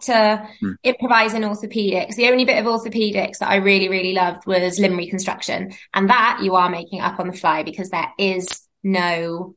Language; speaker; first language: English; native; English